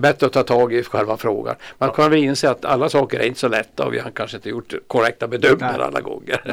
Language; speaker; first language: Swedish; native; Swedish